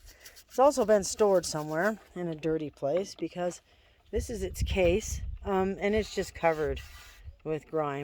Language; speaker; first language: English; native; English